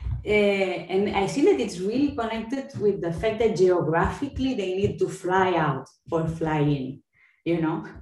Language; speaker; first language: English; non-native, fluent; Spanish